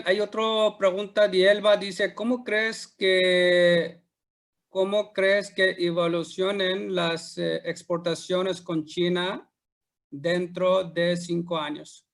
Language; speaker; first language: Spanish; non-native, fluent; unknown